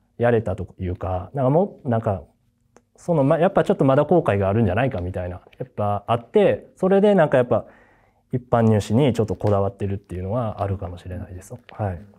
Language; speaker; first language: Japanese; native; Japanese